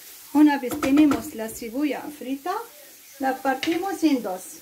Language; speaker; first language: Spanish; non-native, fluent; Arabic